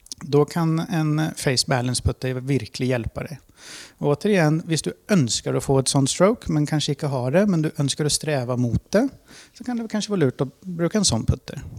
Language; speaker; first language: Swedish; native; Swedish